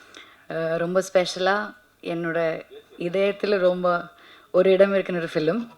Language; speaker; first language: Tamil; non-native, learner; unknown